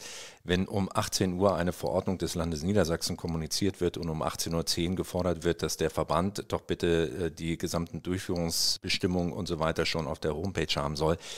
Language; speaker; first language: German; native; German